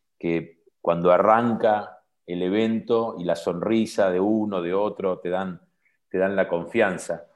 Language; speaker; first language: Spanish; native; Spanish